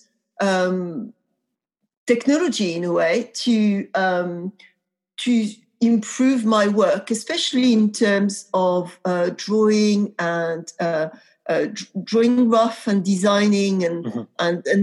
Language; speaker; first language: English; non-native, fluent; French